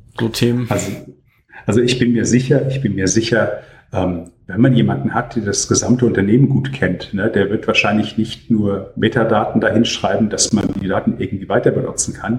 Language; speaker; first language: German; native; German